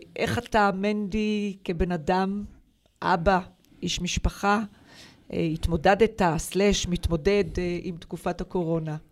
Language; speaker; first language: Hebrew; native; Hebrew